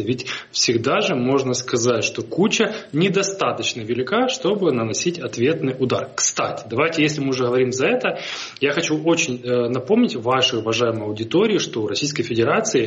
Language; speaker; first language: Russian; native; Russian